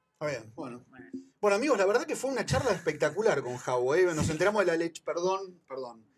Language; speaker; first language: Spanish; native; Spanish